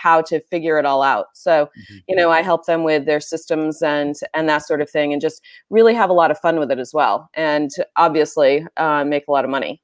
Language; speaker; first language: English; native; English